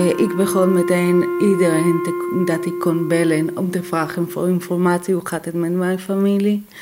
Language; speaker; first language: Dutch; non-native, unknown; Hebrew